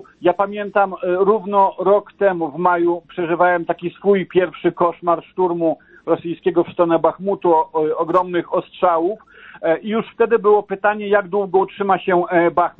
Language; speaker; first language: Polish; native; Polish